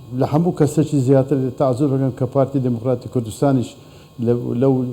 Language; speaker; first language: Central Kurdish; non-native, local second language; Turkish